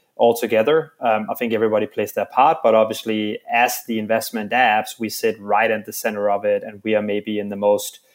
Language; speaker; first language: English; non-native, fluent; Danish